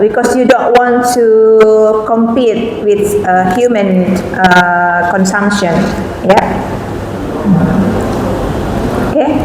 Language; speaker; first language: English; non-native, fluent; Indonesian